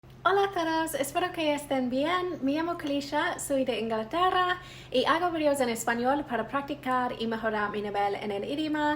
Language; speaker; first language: Spanish; non-native, learner; English